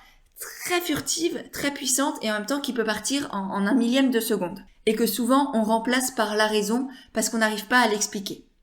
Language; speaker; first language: French; native; French